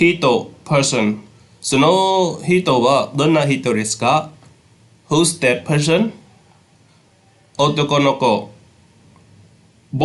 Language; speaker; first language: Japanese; non-native, fluent; Khmer